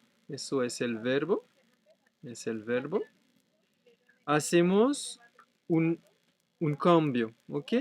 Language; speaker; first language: Spanish; non-native, fluent; French